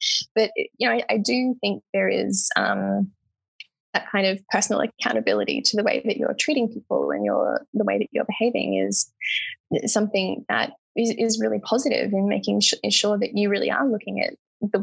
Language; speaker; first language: English; native; English